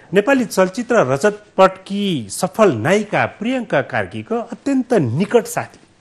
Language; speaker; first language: Nepali; native; Nepali